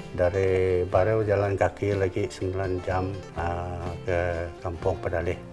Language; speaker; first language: Malay; non-native, local second language; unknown